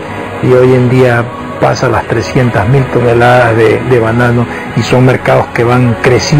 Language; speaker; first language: Spanish; native; Spanish